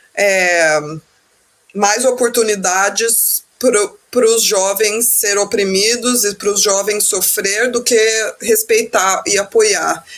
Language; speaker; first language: Portuguese; early bilingual, heritage; Portuguese